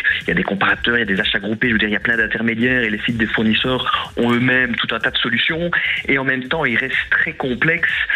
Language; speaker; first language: French; native; French